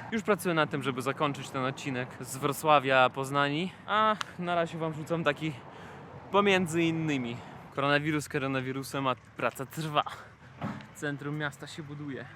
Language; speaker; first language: Polish; non-native, fluent; Russian